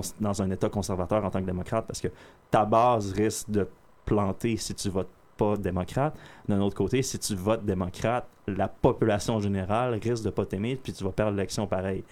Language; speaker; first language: French; native; French